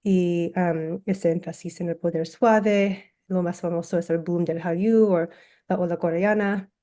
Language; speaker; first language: Spanish; early bilingual, heritage; English